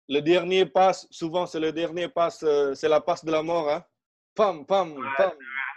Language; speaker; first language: French; non-native, fluent; Indonesian